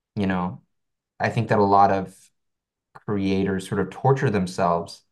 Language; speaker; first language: English; non-native, local second language; Cantonese